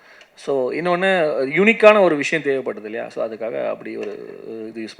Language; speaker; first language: Tamil; native; Tamil